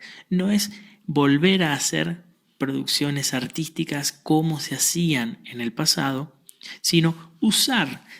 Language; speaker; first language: Spanish; native; Spanish